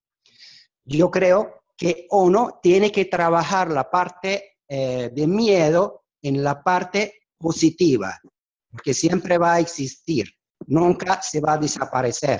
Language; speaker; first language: Spanish; non-native, fluent; Arabic